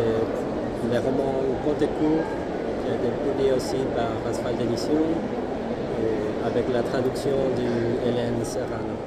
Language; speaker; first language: French; non-native, fluent; Spanish